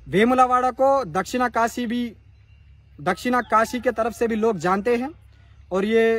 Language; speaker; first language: Hindi; non-native, local second language; Telugu